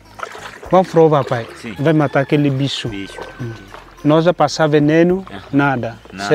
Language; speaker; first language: Portuguese; non-native, learner; Vietnamese